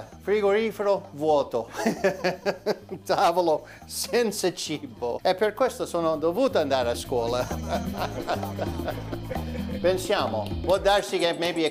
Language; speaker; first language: Italian; early bilingual, heritage; Italian